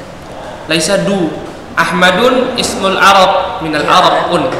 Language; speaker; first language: Arabic; non-native, fluent; Indonesian